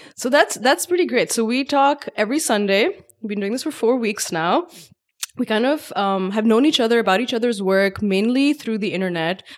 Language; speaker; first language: English; non-native, local second language; Urdu